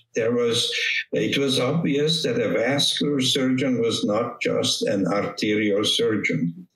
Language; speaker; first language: English; non-native, fluent; Hungarian